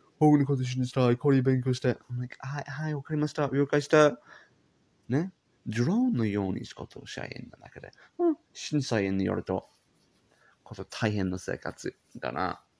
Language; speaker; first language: Japanese; non-native, learner; English